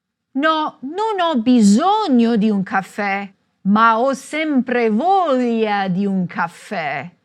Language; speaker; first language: Italian; non-native, fluent; English